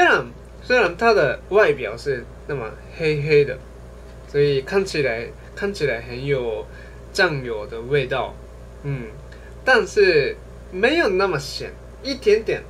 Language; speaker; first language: Chinese; non-native, fluent; Japanese